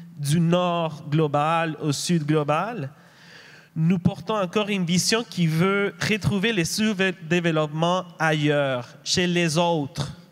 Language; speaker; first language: French; non-native, fluent; Spanish